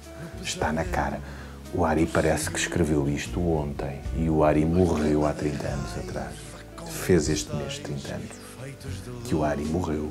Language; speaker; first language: Portuguese; native; Portuguese